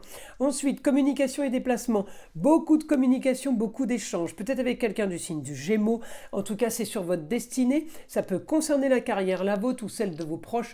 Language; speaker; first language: French; native; French